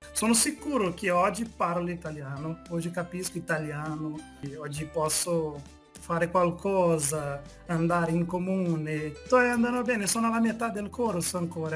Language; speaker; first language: Italian; non-native, learner; Portuguese